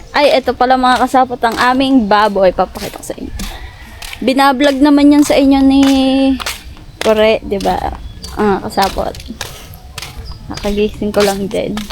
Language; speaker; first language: Filipino; native; Filipino